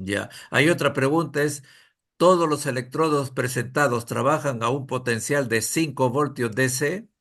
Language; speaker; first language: Spanish; native; Spanish